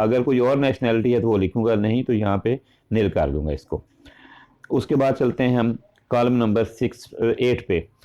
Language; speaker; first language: Urdu; non-native, local second language; Punjabi